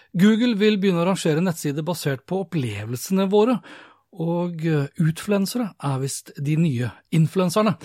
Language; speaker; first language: Norwegian; native; Norwegian